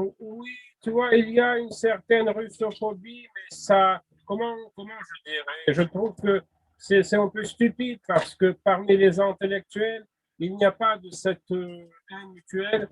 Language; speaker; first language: French; non-native, fluent; Russian